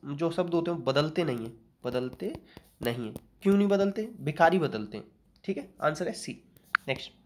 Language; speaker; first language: Hindi; native; Hindi